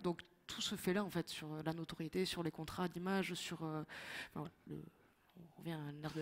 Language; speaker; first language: French; native; French